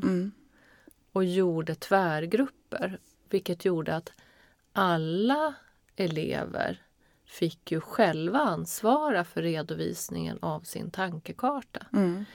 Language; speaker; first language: Swedish; native; Swedish